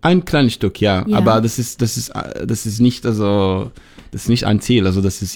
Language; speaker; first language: German; non-native, fluent; Hebrew